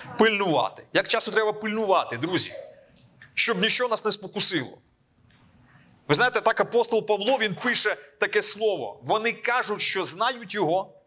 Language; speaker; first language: Ukrainian; non-native, local second language; Russian